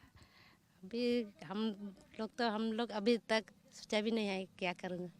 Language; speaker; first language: Hindi; non-native, local second language; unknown